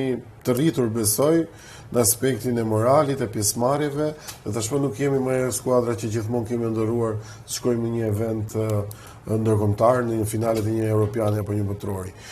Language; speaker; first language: Albanian; native; Albanian